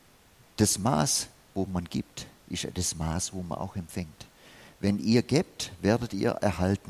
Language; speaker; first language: German; non-native, fluent; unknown